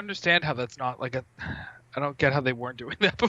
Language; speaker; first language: English; native; English